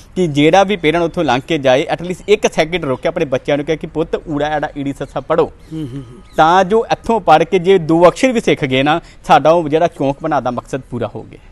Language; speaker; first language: Punjabi; native; Punjabi